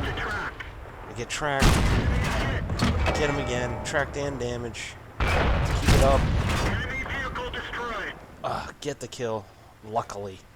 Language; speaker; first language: English; native; English